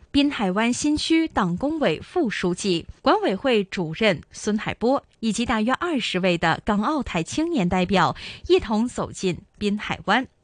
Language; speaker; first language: Chinese; non-native, local second language; Cantonese